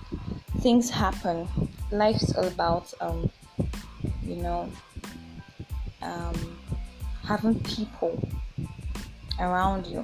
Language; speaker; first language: English; non-native, local second language; Yoruba